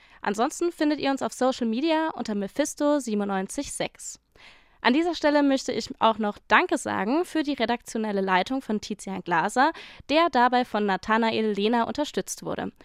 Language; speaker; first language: German; native; German